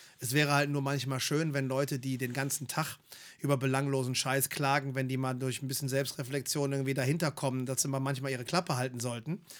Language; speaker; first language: German; native; German